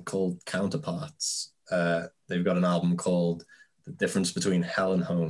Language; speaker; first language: English; native; English